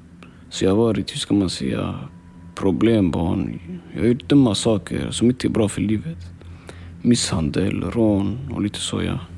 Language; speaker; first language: Swedish; early bilingual, other home language; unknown